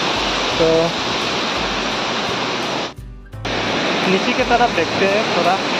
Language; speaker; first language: Hindi; non-native, local second language; Kok Borok